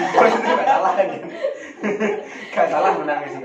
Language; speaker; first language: Indonesian; native; Indonesian